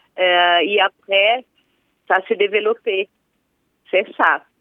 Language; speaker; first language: French; non-native, fluent; Portuguese